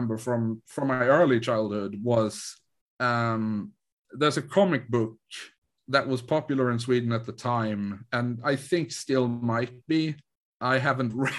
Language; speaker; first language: English; non-native, fluent; Swedish